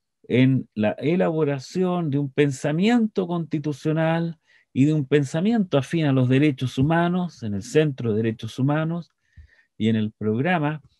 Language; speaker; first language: Spanish; native; Spanish